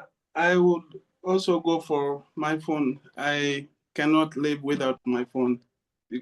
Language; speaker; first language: English; non-native, learner; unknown